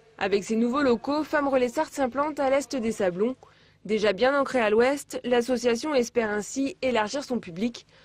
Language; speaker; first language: French; native; French